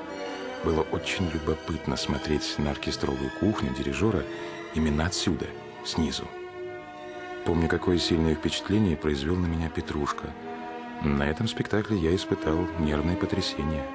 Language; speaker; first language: Russian; native; Russian